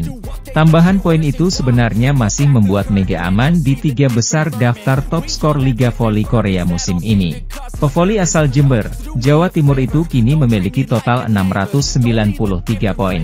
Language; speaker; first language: Indonesian; native; Indonesian